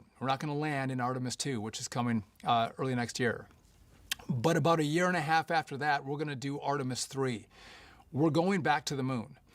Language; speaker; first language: English; native; English